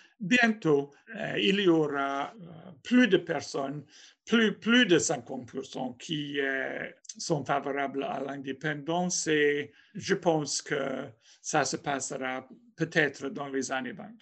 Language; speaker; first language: French; non-native, fluent; English